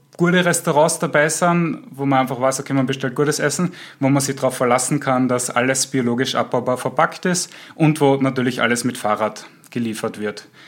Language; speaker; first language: German; native; German